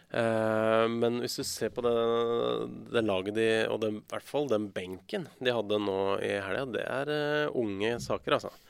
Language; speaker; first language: Norwegian; native; Norwegian